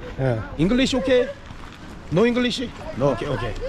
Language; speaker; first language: English; non-native, learner; Korean